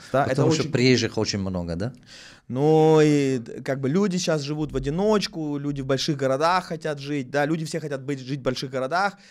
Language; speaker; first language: Russian; native; Russian